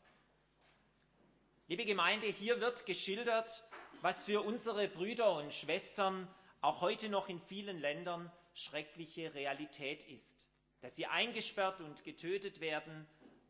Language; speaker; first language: German; native; German